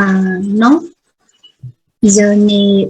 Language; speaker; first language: French; non-native, learner; Vietnamese